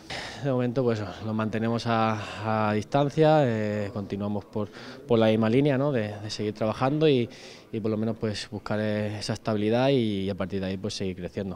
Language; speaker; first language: Spanish; native; Spanish